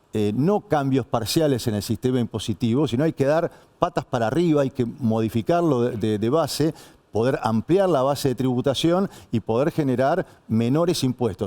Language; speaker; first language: Spanish; native; Spanish